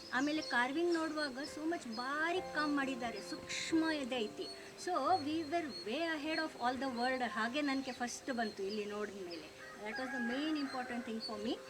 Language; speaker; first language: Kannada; non-native, local second language; Gujarati